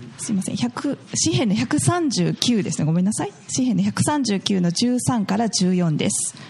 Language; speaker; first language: Japanese; native; Japanese